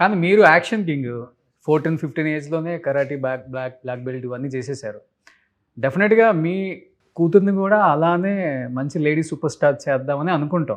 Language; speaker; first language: Telugu; native; Telugu